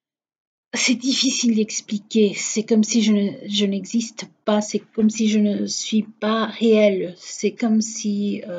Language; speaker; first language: French; non-native, fluent; Portuguese